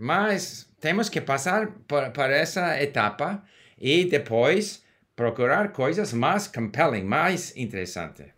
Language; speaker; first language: Portuguese; non-native, learner; English